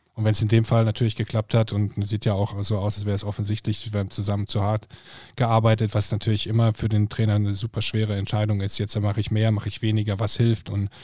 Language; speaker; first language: German; non-native, fluent; Icelandic